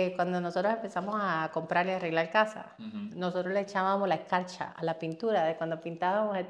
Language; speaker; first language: Spanish; early bilingual, heritage; Spanish